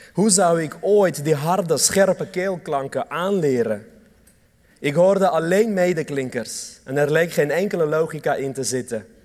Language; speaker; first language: Dutch; early bilingual, other home language; Armenian